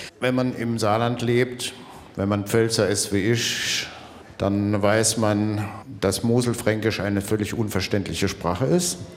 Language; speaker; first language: German; native; German